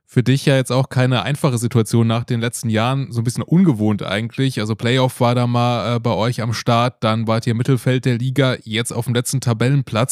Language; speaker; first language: German; native; German